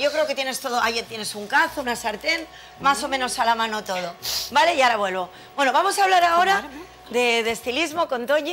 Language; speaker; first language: Spanish; native; Spanish